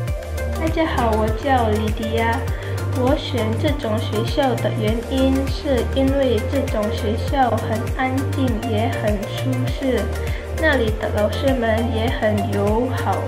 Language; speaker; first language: Chinese; non-native, learner; Indonesian